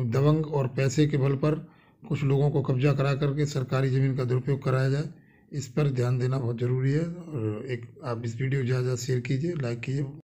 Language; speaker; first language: Hindi; native; Hindi